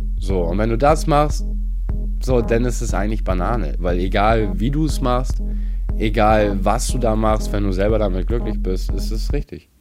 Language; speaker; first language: German; native; German